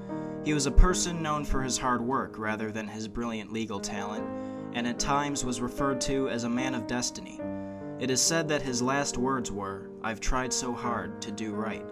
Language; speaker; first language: English; native; English